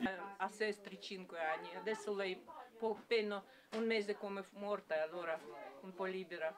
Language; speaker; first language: Italian; non-native, learner; Ukrainian